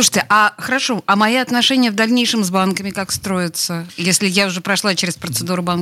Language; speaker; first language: Russian; native; Russian